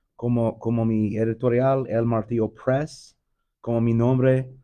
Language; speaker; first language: Spanish; early bilingual, other home language; English